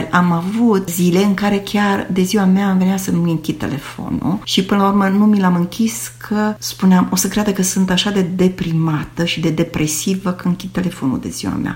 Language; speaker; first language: Romanian; native; Romanian